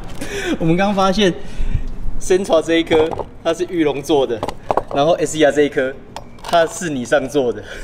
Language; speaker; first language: Chinese; native; Chinese